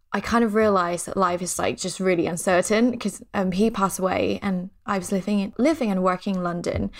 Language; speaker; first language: English; non-native, fluent; Thai